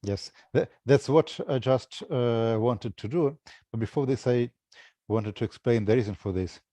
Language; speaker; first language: English; non-native, fluent; Russian